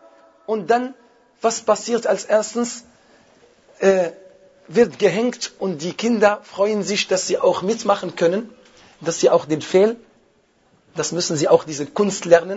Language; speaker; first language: German; non-native, fluent; Arabic